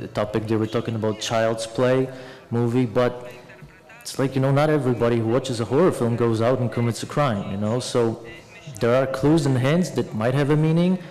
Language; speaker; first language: English; non-native, fluent; Polish